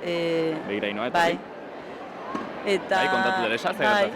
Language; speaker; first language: Basque; native; Basque